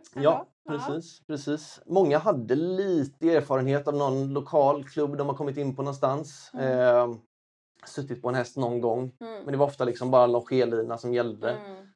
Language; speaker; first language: Swedish; native; Swedish